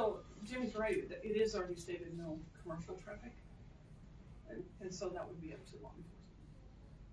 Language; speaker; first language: English; native; English